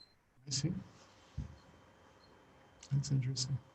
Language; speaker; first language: English; non-native, fluent; Portuguese